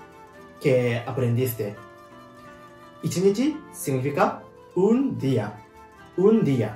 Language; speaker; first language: Spanish; non-native, learner; Japanese